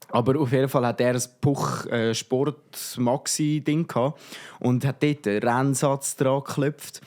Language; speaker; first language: German; native; German